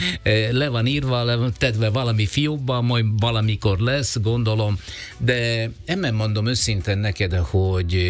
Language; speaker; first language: Hungarian; non-native, fluent; Italian